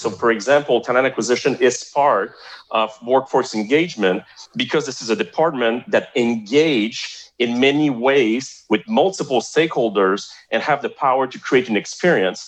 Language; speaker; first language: English; non-native, fluent; French